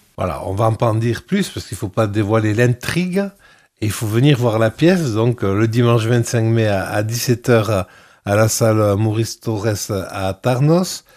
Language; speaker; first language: French; native; French